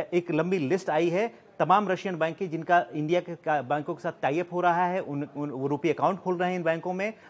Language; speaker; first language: Hindi; native; Hindi